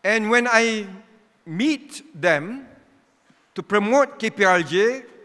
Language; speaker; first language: English; non-native, local second language; Malay